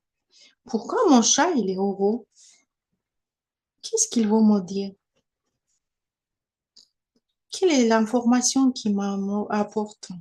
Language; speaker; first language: French; non-native, fluent; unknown